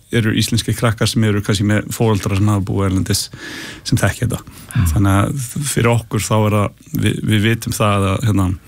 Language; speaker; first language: Icelandic; early bilingual, heritage; Icelandic